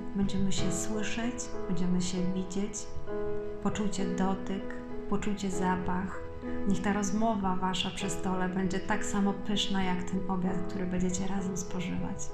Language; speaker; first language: Polish; native; Polish